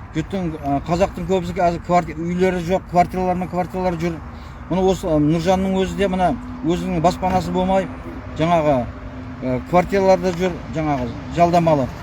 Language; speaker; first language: Kazakh; native; Kazakh